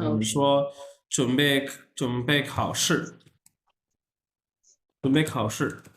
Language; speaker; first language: Chinese; non-native, fluent; Urdu